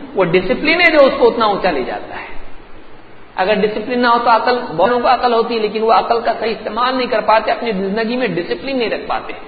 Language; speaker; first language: Urdu; native; Urdu